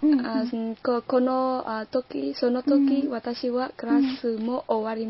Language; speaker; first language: Japanese; non-native, learner; Vietnamese